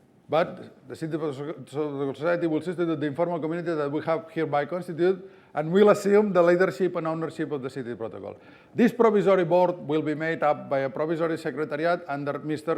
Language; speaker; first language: English; non-native, fluent; Catalan